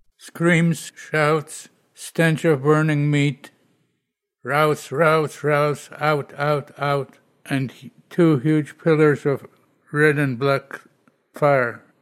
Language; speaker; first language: English; non-native, fluent; Polish